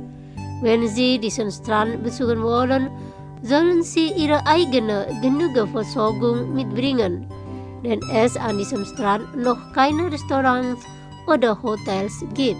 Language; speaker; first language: German; non-native, fluent; Indonesian